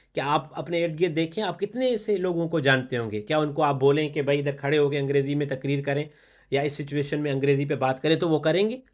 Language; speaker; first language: Urdu; non-native, local second language; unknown